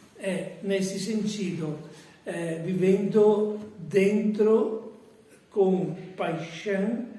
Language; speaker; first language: Portuguese; non-native, fluent; Italian